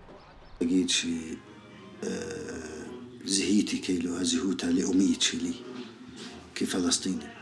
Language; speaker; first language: Hebrew; non-native, local second language; Arabic